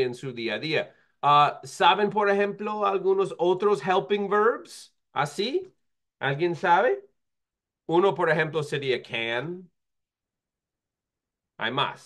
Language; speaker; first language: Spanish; non-native, fluent; English